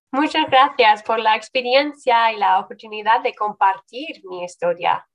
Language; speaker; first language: Spanish; non-native, fluent; English